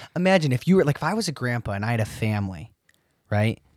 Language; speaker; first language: English; native; English